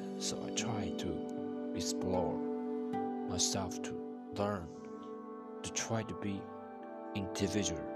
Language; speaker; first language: English; non-native, learner; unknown